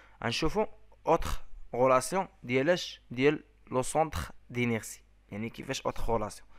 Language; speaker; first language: French; non-native, local second language; Arabic